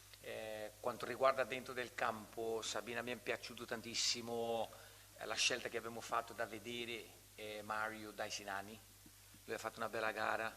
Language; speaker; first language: Italian; non-native, fluent; Portuguese